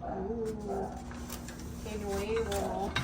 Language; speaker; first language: Spanish; non-native, learner; English